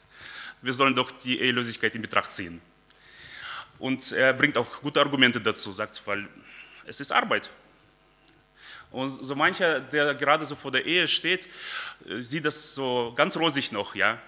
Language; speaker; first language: German; early bilingual, other home language; Russian